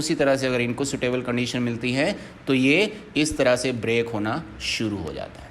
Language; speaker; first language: Hindi; native; Hindi